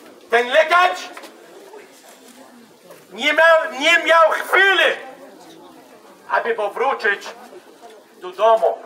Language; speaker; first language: Polish; non-native, fluent; Arabic